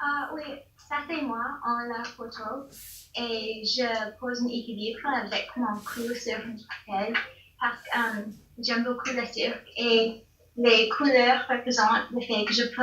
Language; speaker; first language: French; non-native, learner; English